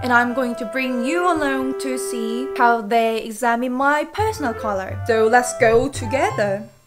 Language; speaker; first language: English; non-native, fluent; Korean